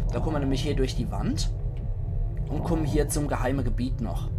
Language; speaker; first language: German; native; German